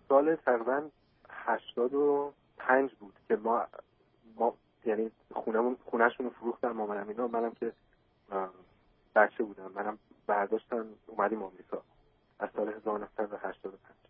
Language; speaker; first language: Persian; early bilingual, heritage; Persian